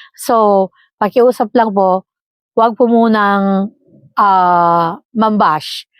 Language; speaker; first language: Filipino; non-native, local second language; Iloko